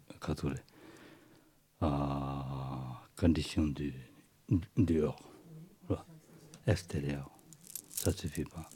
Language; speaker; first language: French; non-native, learner; Tibetan